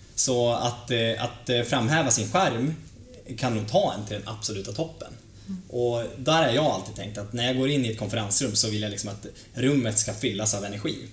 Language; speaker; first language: Swedish; native; Swedish